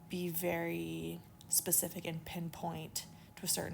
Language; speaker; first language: English; native; English